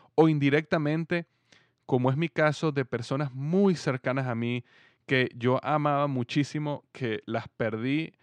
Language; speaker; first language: Spanish; native; Spanish